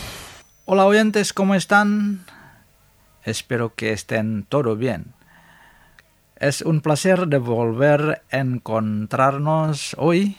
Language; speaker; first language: Spanish; non-native, fluent; Indonesian